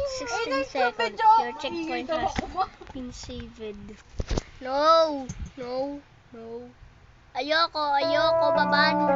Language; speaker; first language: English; non-native, learner; Filipino